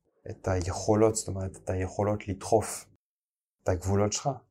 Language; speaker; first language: Hebrew; non-native, fluent; French